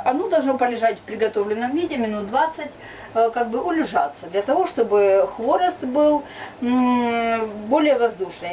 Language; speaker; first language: Russian; native; Russian